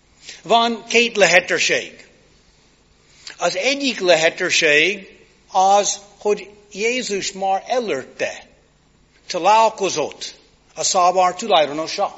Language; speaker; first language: Hungarian; non-native, fluent; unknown